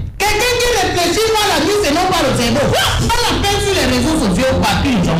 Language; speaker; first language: French; native; French